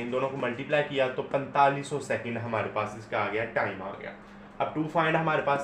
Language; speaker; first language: Hindi; non-native, local second language; Punjabi